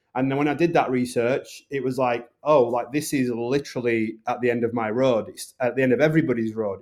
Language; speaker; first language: English; native; English